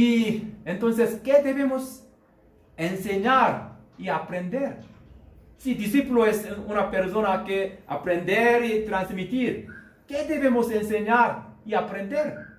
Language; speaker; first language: Spanish; non-native, learner; Korean